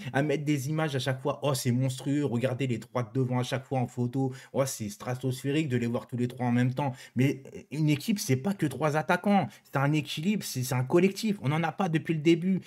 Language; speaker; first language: French; native; French